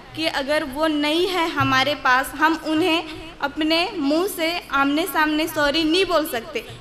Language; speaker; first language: Hindi; native; Hindi